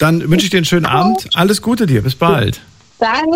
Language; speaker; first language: German; native; German